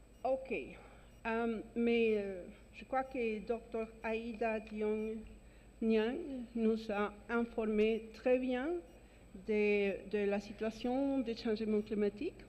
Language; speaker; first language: French; non-native, fluent; Spanish